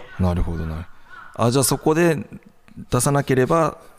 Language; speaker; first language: Japanese; native; Japanese